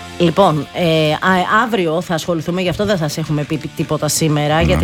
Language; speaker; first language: Greek; native; Greek